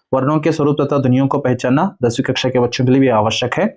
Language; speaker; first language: Hindi; non-native, local second language; Kannada